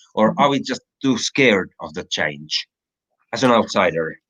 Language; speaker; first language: English; non-native, fluent; Finnish